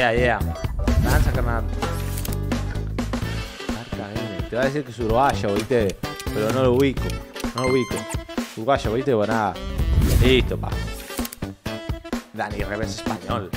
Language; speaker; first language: Spanish; native; Spanish